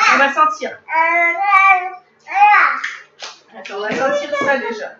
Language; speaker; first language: French; native; French